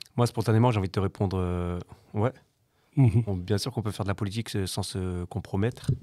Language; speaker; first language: French; native; French